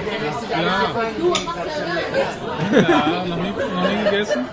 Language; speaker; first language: German; non-native, fluent; Spanish